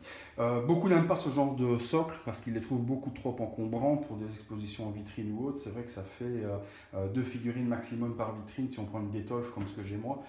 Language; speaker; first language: French; native; French